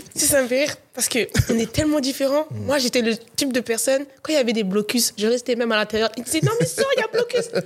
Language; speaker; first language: French; native; French